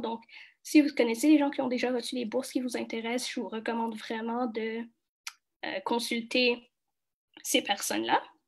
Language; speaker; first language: French; early bilingual, other home language; Kinyarwanda